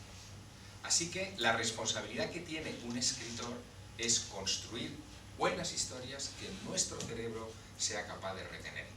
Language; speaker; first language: Spanish; native; Spanish